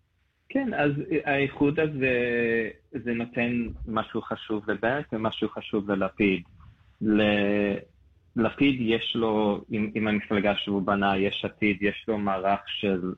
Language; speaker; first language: Hebrew; non-native, fluent; English